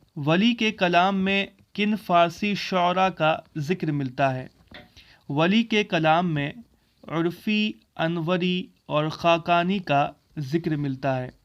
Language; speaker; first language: Urdu; native; Urdu